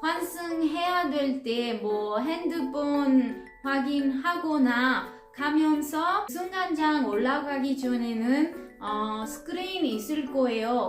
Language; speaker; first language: Korean; non-native, fluent; Italian